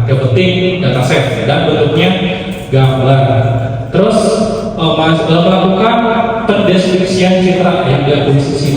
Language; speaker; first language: Indonesian; native; Indonesian